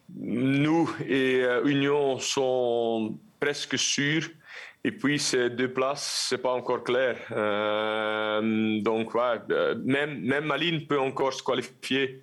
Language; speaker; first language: French; non-native, local second language; Dutch